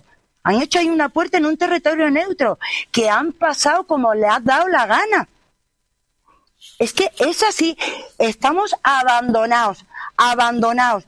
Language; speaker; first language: Spanish; native; Spanish